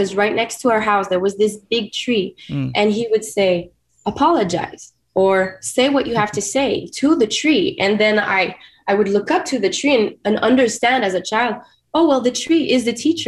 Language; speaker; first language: English; non-native, fluent; French